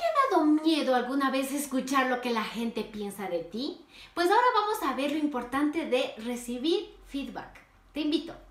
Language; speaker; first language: Spanish; native; Spanish